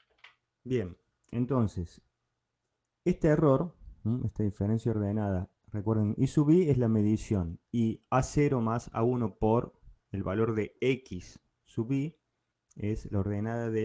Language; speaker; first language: Spanish; native; Spanish